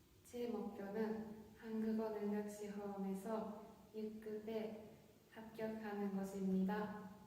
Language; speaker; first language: Korean; non-native, fluent; Japanese